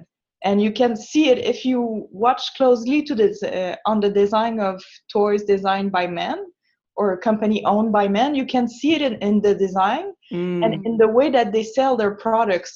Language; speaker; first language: English; non-native, fluent; French